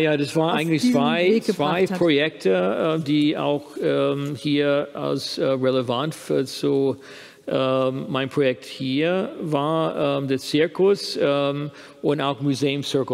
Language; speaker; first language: German; non-native, fluent; English